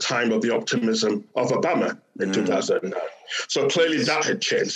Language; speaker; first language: English; native; English